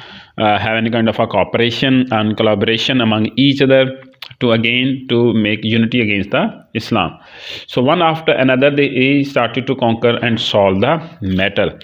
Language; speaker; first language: English; non-native, local second language; Urdu